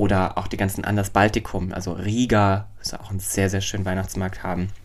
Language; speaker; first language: German; native; German